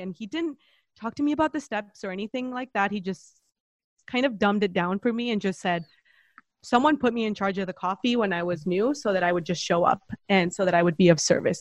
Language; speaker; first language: English; non-native, fluent; Spanish